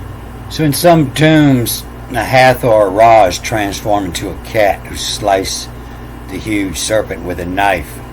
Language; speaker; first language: English; native; English